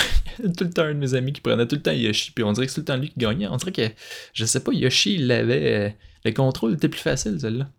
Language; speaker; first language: French; native; French